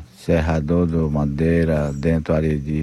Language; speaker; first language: Portuguese; non-native, local second language; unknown